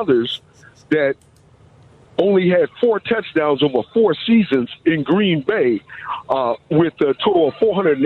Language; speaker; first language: English; native; English